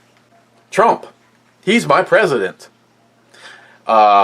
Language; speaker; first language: English; native; English